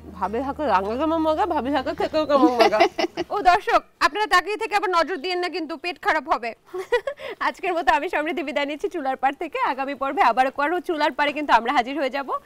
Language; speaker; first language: Bangla; native; Bangla